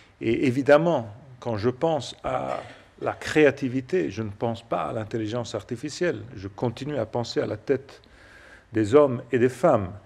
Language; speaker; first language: French; non-native, fluent; Italian